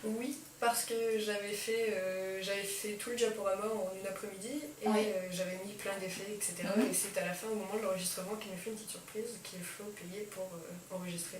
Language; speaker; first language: French; native; French